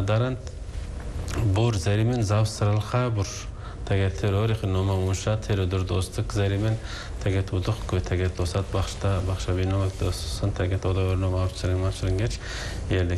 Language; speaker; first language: Mongolian; non-native, fluent; Turkish